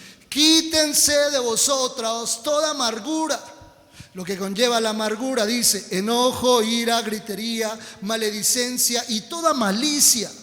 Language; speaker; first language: Spanish; native; Spanish